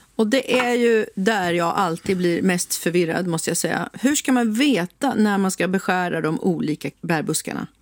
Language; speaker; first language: Swedish; native; Swedish